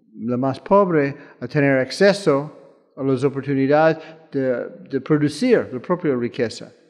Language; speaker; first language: Spanish; non-native, fluent; English